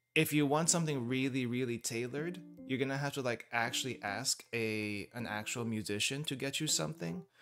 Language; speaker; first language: English; native; English